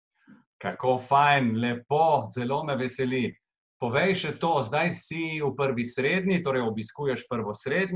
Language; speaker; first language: Slovenian; native; Slovenian